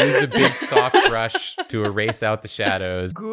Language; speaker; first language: English; native; English